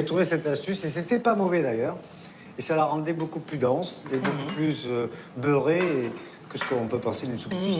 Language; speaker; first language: French; native; French